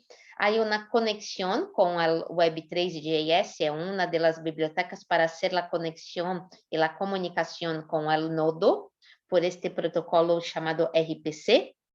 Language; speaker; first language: Spanish; non-native, fluent; Portuguese